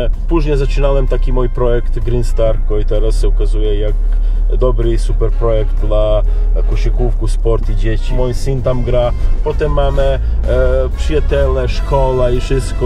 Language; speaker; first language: Polish; non-native, learner; Serbian